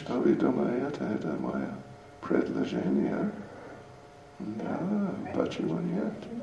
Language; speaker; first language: Russian; non-native, learner; English